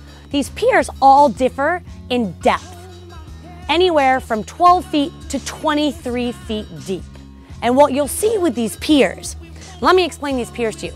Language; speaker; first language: English; native; English